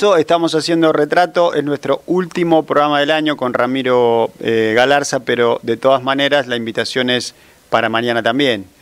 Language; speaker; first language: Spanish; native; Spanish